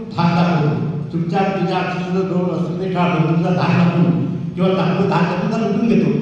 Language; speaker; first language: Marathi; non-native, local second language; Bhili